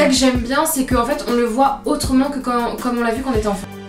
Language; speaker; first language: French; native; French